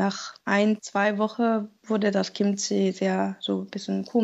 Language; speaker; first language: German; non-native, fluent; Korean